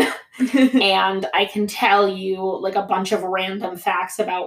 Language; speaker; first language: English; early bilingual, other home language; Greek